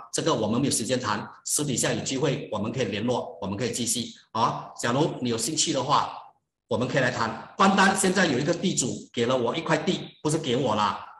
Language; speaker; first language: Chinese; native; Chinese